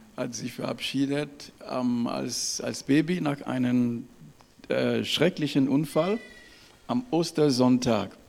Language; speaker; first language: German; non-native, fluent; French